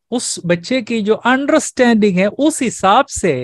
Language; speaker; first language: Hindi; native; Hindi